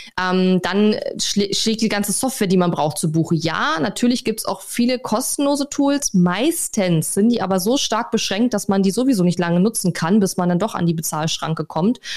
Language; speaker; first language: German; native; German